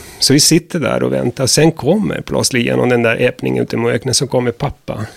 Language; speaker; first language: Swedish; non-native, fluent; Spanish